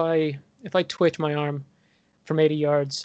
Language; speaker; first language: English; native; English